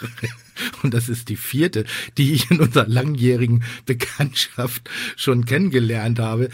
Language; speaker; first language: German; native; German